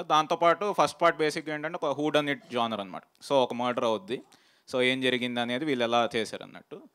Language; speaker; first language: Telugu; native; Telugu